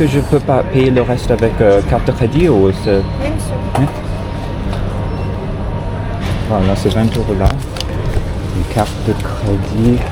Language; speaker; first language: French; non-native, fluent; English